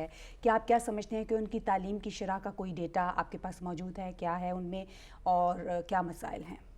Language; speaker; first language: Urdu; native; Urdu